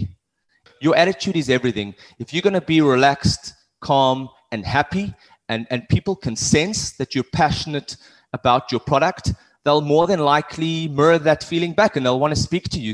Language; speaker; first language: English; native; English